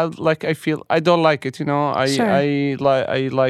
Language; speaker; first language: English; non-native, learner; Arabic